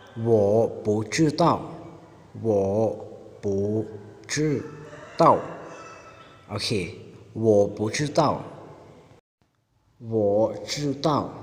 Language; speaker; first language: Chinese; non-native, fluent; Hmong